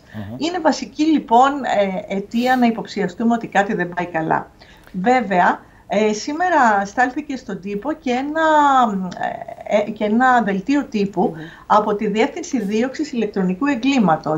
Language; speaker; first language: Greek; native; Greek